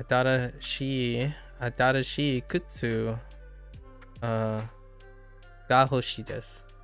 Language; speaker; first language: Japanese; non-native, learner; English